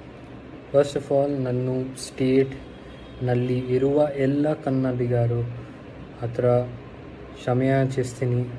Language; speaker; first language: Kannada; non-native, local second language; Hindi